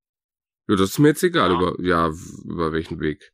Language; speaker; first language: German; native; German